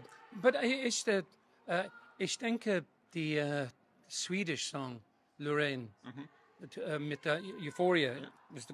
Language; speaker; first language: German; non-native, learner; English